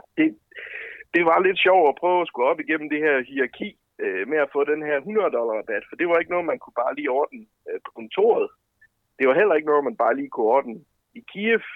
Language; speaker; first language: Danish; native; Danish